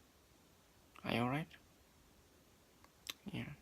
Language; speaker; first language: English; non-native, learner; Japanese